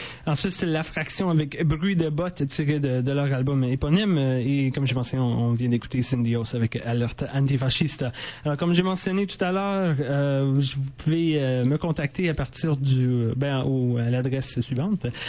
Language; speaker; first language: French; native; French